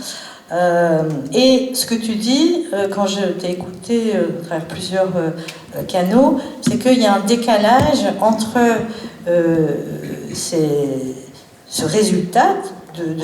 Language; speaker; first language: French; native; French